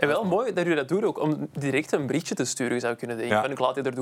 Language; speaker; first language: Dutch; native; Dutch